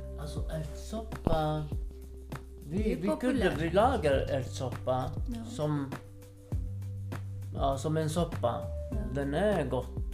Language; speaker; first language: Swedish; non-native, fluent; Kurdish